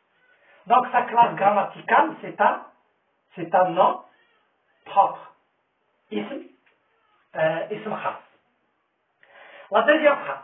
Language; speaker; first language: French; non-native, local second language; Arabic